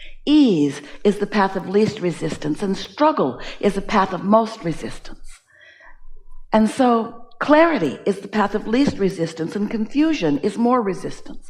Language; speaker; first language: English; native; English